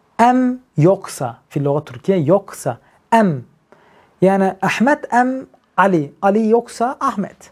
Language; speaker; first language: Arabic; non-native, learner; Turkish